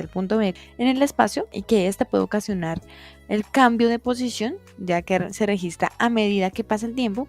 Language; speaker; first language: Spanish; native; Spanish